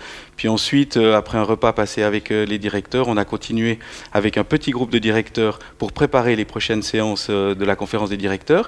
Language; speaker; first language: French; native; French